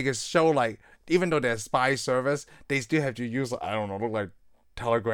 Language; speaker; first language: English; non-native, local second language; Cantonese